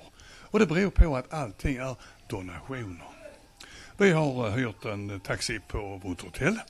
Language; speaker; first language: Swedish; native; Swedish